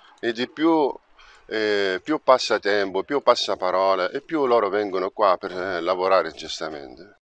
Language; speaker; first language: Italian; non-native, fluent; Arabic